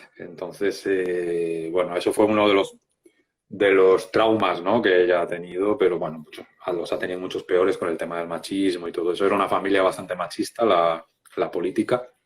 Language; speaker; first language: Spanish; native; Spanish